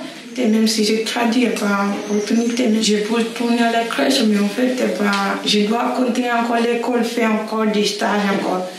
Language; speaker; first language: French; non-native, learner; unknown